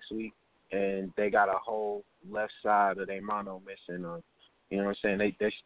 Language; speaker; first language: English; native; English